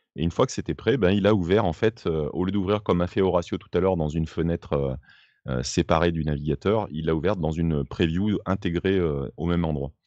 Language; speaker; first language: French; native; French